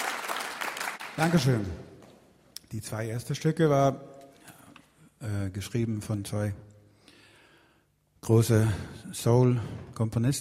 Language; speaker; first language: German; non-native, fluent; Swedish